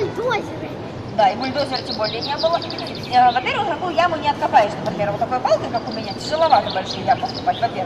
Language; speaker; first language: Russian; native; Russian